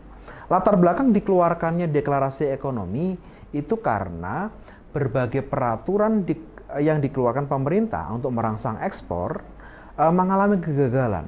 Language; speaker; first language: Indonesian; native; Indonesian